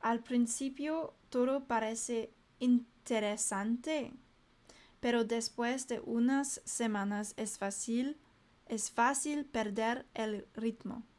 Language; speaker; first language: Spanish; non-native, learner; English